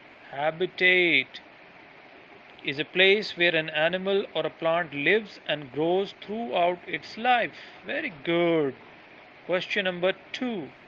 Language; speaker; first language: English; non-native, local second language; Urdu